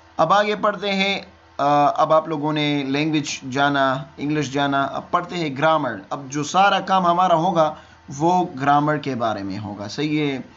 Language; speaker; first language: Urdu; non-native, local second language; Pashto